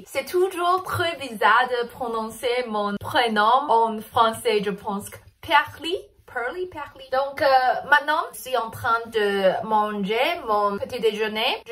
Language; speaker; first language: French; non-native, learner; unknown